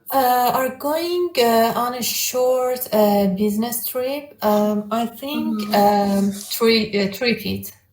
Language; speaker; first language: English; non-native, learner; Persian